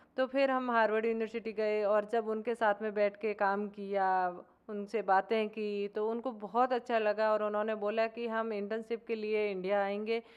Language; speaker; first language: Hindi; native; Hindi